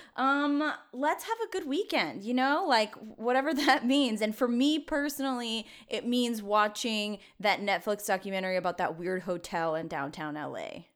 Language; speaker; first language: English; early bilingual, other home language; Spanish